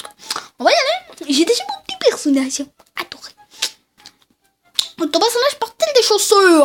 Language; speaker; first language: French; native; French